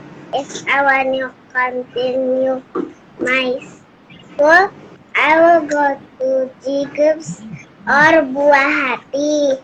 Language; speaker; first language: English; non-native, learner; Indonesian